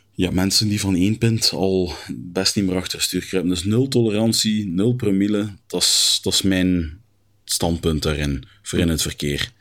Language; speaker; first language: Dutch; native; Dutch